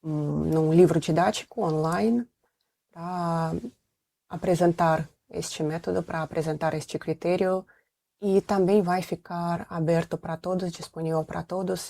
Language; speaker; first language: Portuguese; non-native, fluent; Russian